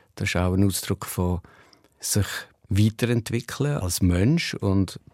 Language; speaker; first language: German; native; German